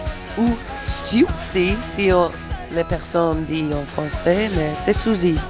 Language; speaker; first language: French; non-native, fluent; English